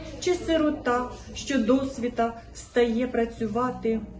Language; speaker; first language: Ukrainian; native; Ukrainian